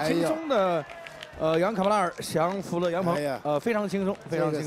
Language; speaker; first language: Chinese; native; Chinese